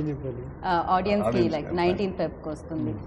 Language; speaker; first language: Telugu; native; Telugu